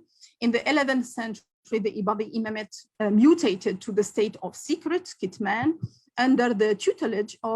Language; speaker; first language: English; non-native, local second language; Arabic